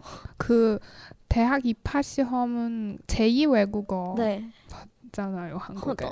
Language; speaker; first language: Korean; non-native, learner; Chinese